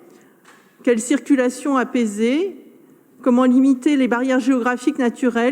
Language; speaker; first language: French; native; French